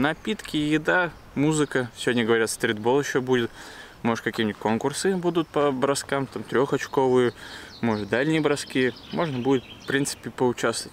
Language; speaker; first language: Russian; native; Russian